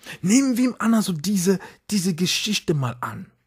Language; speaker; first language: German; non-native, fluent; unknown